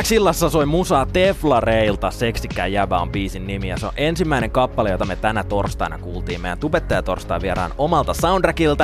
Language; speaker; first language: Finnish; native; Finnish